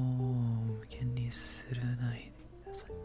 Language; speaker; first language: Japanese; non-native, learner; English